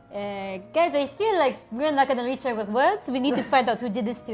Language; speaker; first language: English; native; English